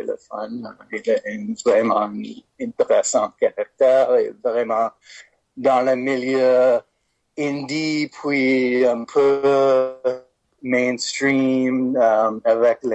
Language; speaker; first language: French; non-native, fluent; English